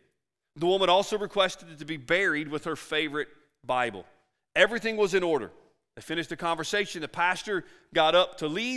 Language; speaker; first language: English; native; English